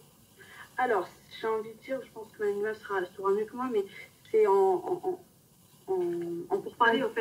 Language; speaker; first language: French; native; French